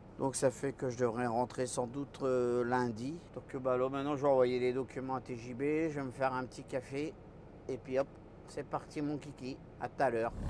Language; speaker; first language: French; native; French